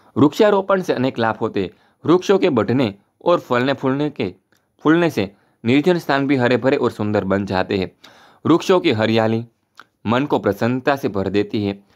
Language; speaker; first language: Hindi; non-native, local second language; Gujarati